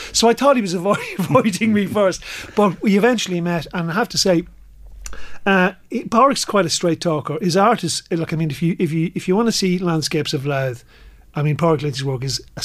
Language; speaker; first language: English; native; English